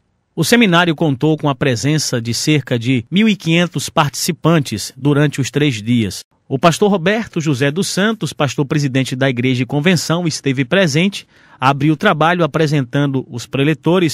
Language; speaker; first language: Portuguese; native; Portuguese